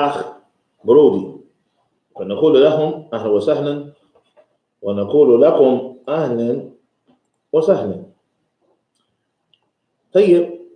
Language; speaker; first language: Arabic; non-native, fluent; English